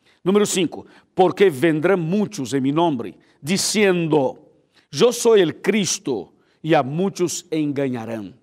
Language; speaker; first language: Spanish; non-native, fluent; Portuguese